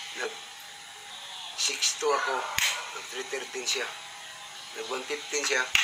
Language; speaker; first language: Filipino; non-native, local second language; Cebuano